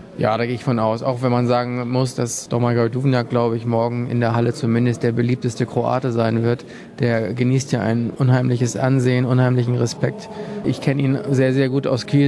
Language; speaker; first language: German; native; German